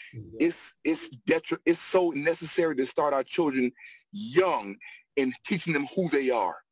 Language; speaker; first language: English; native; English